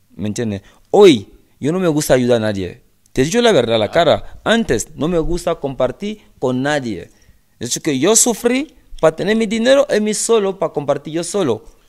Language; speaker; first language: Spanish; non-native, learner; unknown